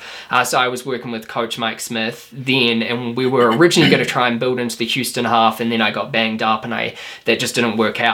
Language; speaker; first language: English; native; English